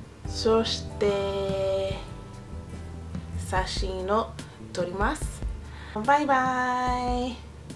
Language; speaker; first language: Japanese; non-native, learner; English